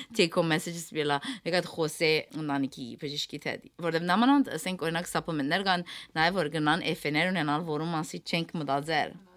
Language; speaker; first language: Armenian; early bilingual, heritage; Armenian